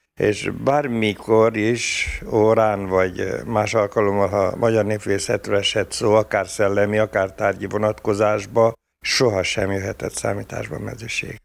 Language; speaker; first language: Hungarian; native; Hungarian